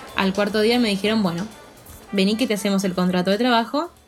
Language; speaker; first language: Spanish; native; Spanish